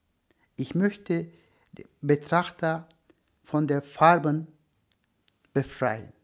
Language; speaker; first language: German; non-native, learner; Turkish